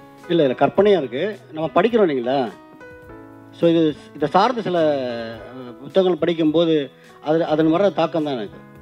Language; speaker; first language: Tamil; native; Tamil